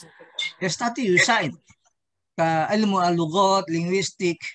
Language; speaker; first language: Arabic; non-native, learner; Indonesian